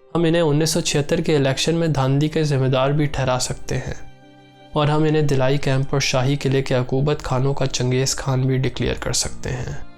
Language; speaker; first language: Urdu; native; Urdu